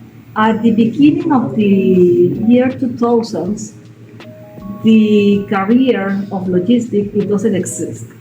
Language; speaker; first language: English; non-native, learner; Spanish